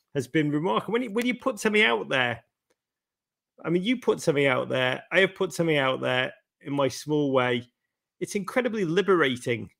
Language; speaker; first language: English; native; English